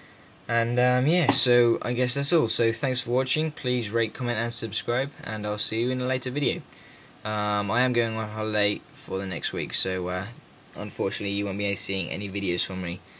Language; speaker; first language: English; native; English